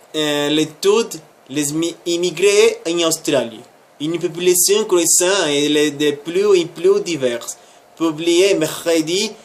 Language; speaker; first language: French; non-native, learner; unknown